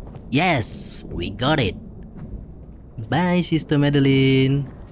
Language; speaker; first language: English; non-native, local second language; Malay